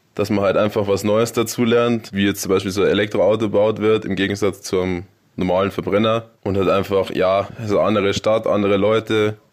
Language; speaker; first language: German; native; German